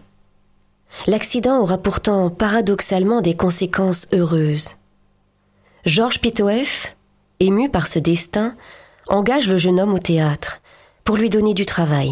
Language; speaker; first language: French; native; French